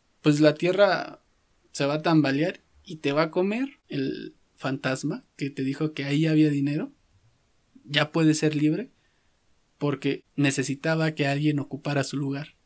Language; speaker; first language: Spanish; native; Spanish